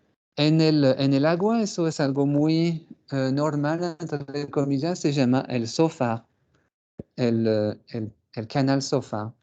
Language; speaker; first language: Spanish; non-native, fluent; French